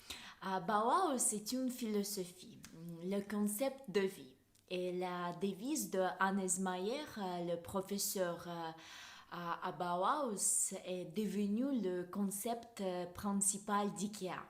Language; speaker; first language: French; non-native, fluent; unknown